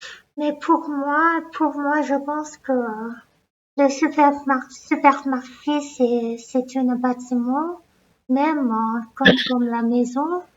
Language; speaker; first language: French; non-native, learner; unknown